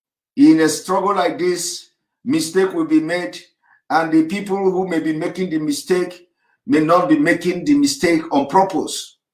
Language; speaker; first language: English; non-native, local second language; Igbo